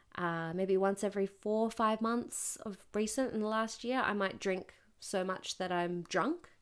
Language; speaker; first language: English; native; English